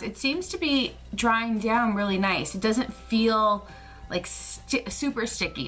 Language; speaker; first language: English; native; English